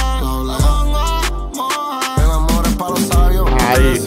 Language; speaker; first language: Spanish; native; Spanish